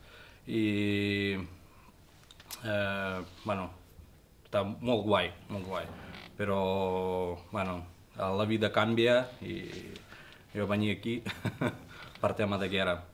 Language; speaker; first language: Catalan; non-native, learner; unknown